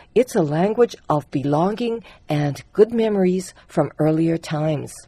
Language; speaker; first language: English; early bilingual, other home language; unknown